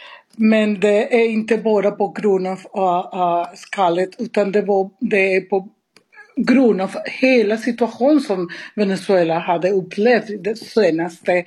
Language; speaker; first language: Swedish; non-native, fluent; Spanish